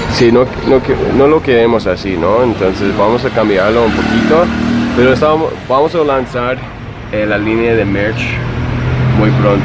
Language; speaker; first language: Spanish; non-native, fluent; English